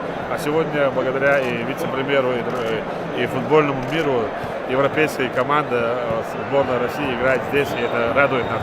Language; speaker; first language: Russian; non-native, local second language; Chechen